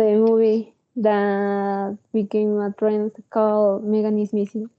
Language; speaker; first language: English; non-native, learner; Spanish